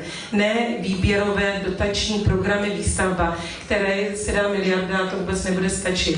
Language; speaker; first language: Czech; native; Czech